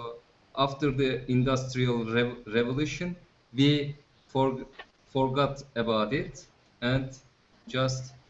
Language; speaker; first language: English; non-native, fluent; Turkish